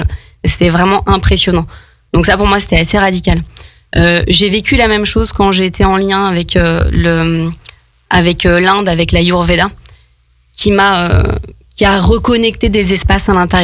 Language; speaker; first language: French; native; French